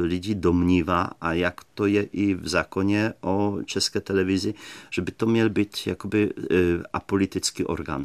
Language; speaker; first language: Czech; native; Czech